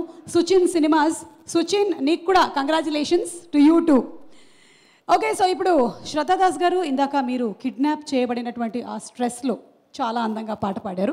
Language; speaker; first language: Telugu; native; Telugu